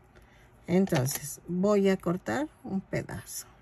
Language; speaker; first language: Spanish; native; Spanish